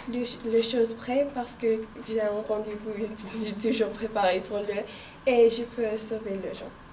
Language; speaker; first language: French; non-native, learner; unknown